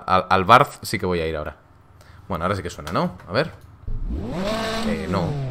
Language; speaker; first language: Spanish; native; Spanish